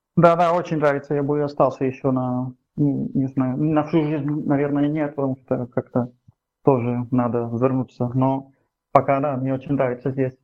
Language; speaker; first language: Russian; non-native, fluent; Catalan